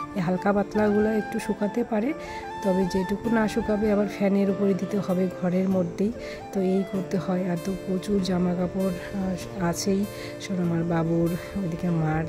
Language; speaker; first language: Bangla; non-native, local second language; Rangpuri